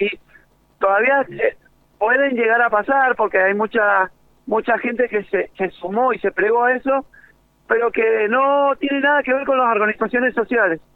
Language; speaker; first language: Spanish; native; Spanish